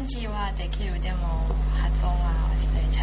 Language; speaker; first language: Japanese; non-native, learner; Chinese